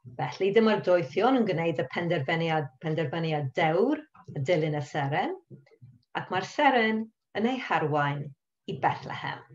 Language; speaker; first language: Welsh; non-native, local second language; English